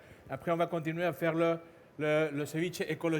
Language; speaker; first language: French; non-native, fluent; Spanish